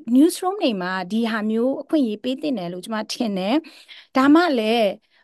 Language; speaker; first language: Burmese; non-native, local second language; Kachin